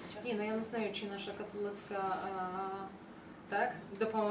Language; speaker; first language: Ukrainian; non-native, fluent; Polish